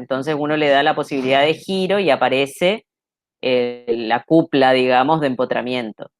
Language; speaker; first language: Spanish; native; Spanish